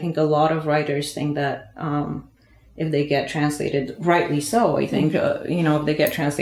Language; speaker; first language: English; non-native, fluent; Bulgarian